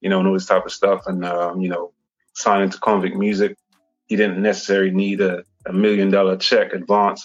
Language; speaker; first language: English; native; English